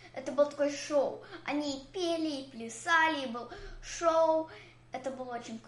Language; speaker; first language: Russian; early bilingual, heritage; Russian